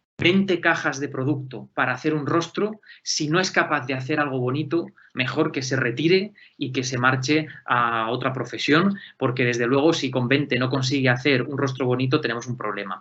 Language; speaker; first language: Spanish; native; Spanish